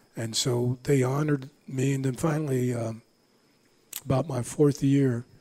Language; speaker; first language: English; native; English